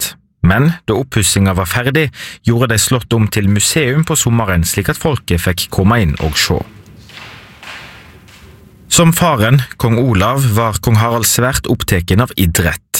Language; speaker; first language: Norwegian; native; Norwegian